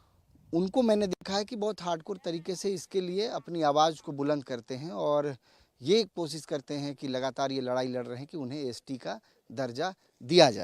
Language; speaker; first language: Hindi; native; Hindi